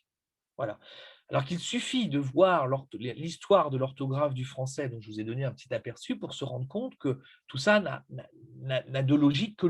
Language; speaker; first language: French; native; French